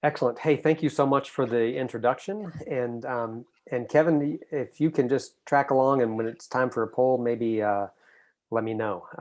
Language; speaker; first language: English; native; English